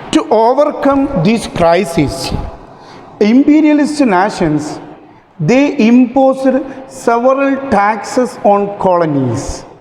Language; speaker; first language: English; non-native, local second language; Malayalam